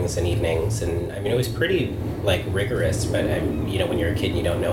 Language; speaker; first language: English; native; English